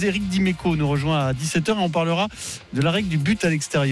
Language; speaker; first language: French; native; French